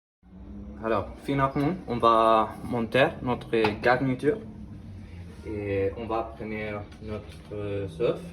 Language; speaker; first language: French; non-native, learner; Spanish